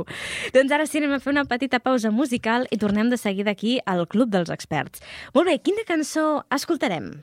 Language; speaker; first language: Catalan; native; Catalan